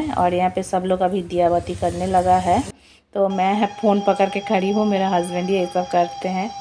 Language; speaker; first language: Hindi; non-native, local second language; Odia